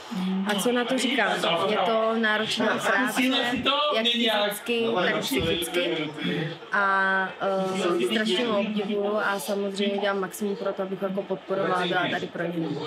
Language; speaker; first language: Czech; native; Czech